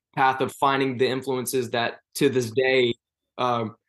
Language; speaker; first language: English; native; English